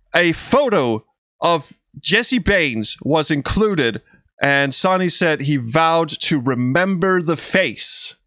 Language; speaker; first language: English; non-native, fluent; Danish